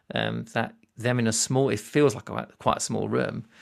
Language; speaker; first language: English; native; English